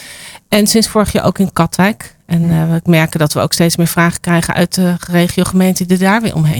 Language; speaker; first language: Dutch; native; Dutch